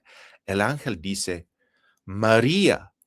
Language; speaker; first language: Spanish; non-native, fluent; English